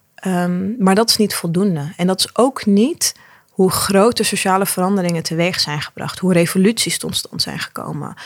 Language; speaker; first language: Dutch; early bilingual, other home language; Arabic